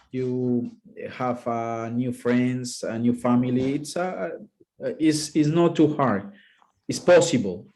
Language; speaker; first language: English; non-native, learner; Spanish